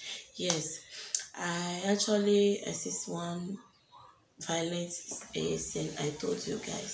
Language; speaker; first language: English; non-native, local second language; French